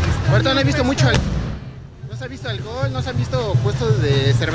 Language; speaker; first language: Spanish; native; Spanish